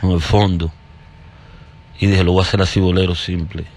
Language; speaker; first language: Spanish; native; Spanish